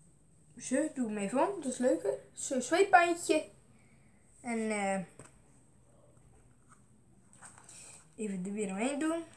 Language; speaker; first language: Dutch; native; Dutch